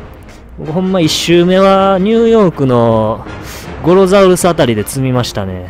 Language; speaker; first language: Japanese; native; Japanese